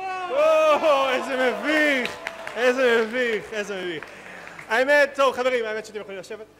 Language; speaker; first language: Hebrew; native; Hebrew